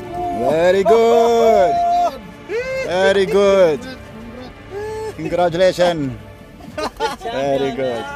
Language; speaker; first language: English; non-native, fluent; Filipino